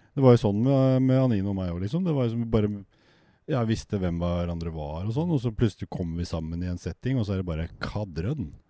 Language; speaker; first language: Norwegian; native; Norwegian